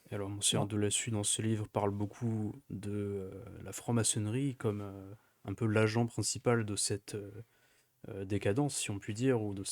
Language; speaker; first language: French; native; French